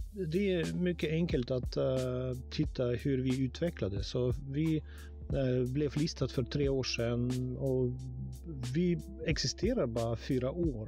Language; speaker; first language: Swedish; non-native, fluent; Russian